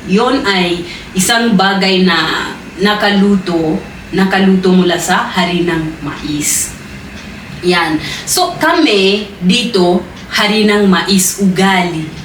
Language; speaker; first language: Filipino; non-native, fluent; Swahili